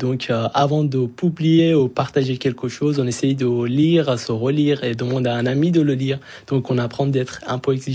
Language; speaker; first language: French; non-native, fluent; Persian